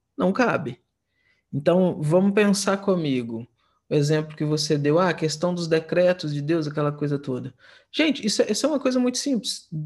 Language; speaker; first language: Portuguese; native; Portuguese